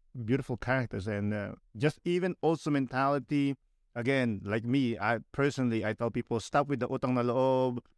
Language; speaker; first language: English; non-native, local second language; Filipino